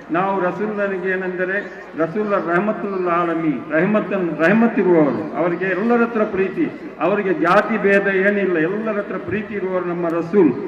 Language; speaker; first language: Kannada; non-native, local second language; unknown